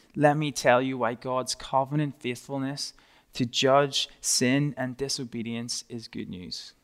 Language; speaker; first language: English; native; English